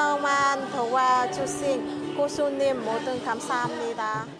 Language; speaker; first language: Korean; non-native, learner; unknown